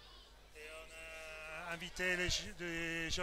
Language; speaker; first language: French; non-native, fluent; English